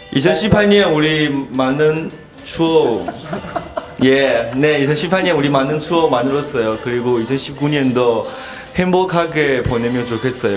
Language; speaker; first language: Korean; non-native, learner; Chinese